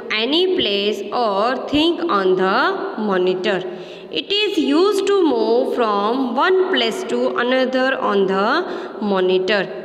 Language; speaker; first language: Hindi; non-native, local second language; Gujarati